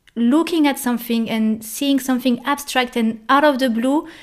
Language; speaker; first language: English; non-native, fluent; French